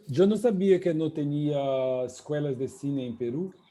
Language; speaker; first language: Spanish; non-native, fluent; Portuguese